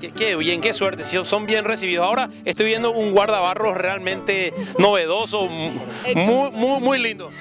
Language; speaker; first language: Spanish; native; Spanish